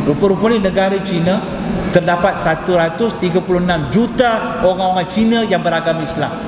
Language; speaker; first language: Malay; non-native, local second language; Tamil